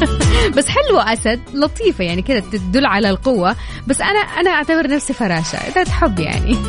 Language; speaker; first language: Arabic; native; Arabic